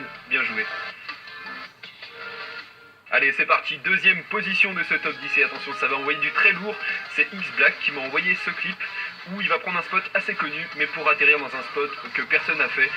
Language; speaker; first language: French; native; French